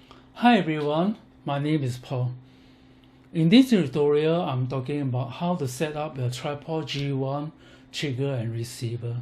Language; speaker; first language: English; non-native, learner; Chinese